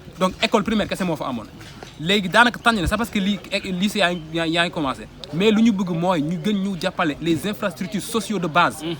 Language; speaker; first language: Wolof; non-native, local second language; Jola-Fonyi